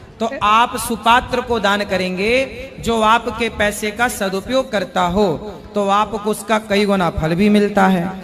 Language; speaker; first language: Hindi; native; Hindi